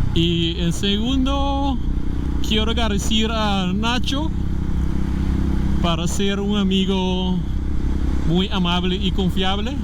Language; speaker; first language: Spanish; non-native, learner; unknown